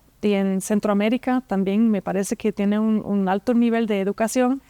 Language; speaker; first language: Spanish; non-native, fluent; German